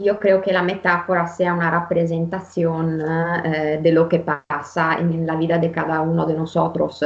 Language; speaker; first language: Spanish; non-native, fluent; Italian